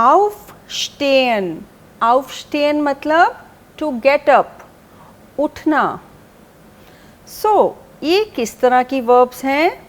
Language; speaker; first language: German; non-native, fluent; Hindi